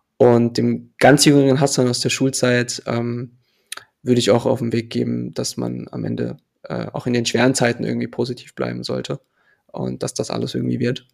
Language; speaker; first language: German; early bilingual, other home language; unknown